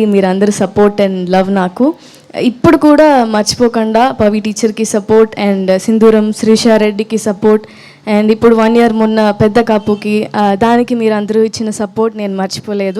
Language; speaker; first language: Telugu; non-native, learner; Tamil